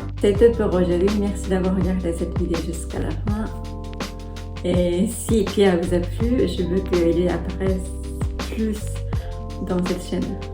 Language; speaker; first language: French; non-native, fluent; Japanese